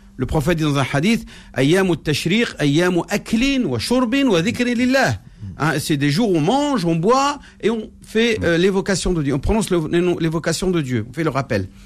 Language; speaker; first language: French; non-native, local second language; Arabic